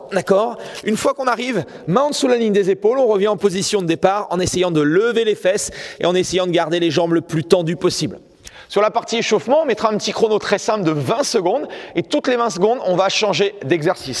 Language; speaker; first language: French; native; French